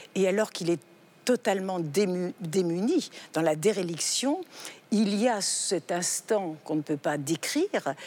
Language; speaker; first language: French; native; French